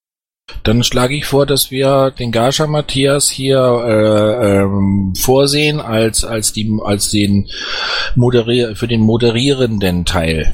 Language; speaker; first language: German; native; German